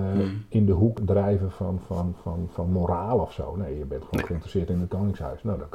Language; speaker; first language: Dutch; native; Dutch